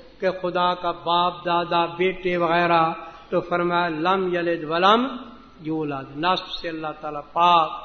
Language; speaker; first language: Urdu; non-native, local second language; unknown